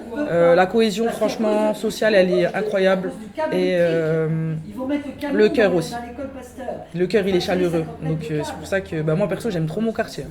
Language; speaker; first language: French; native; French